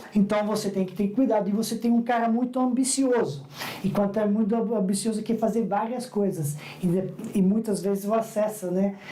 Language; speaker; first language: Portuguese; non-native, fluent; Serbian